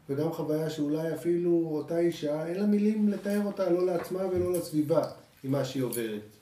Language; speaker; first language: Hebrew; native; Hebrew